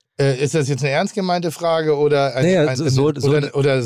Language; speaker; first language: German; native; German